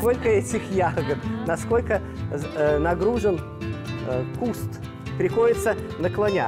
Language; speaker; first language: Russian; native; Russian